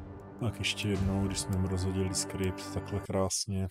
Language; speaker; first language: Czech; native; Czech